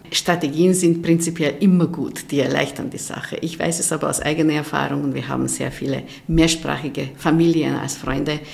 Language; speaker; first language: German; non-native, fluent; Hungarian